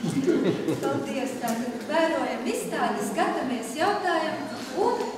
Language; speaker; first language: Latvian; native; Latvian